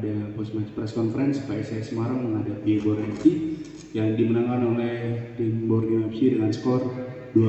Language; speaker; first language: Indonesian; native; Indonesian